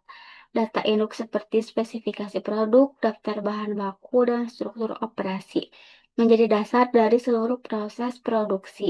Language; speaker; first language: Indonesian; native; Indonesian